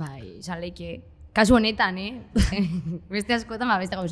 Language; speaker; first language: Basque; native; Basque